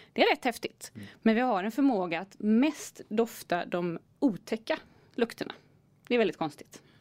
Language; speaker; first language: Swedish; native; Swedish